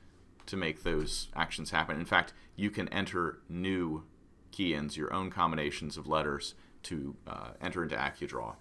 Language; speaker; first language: English; native; English